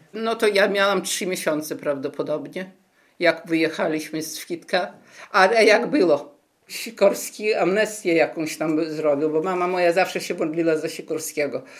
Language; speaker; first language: Polish; native; Polish